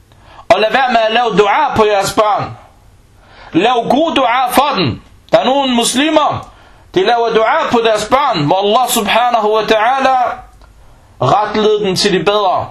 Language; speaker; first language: Danish; early bilingual, other home language; Arabic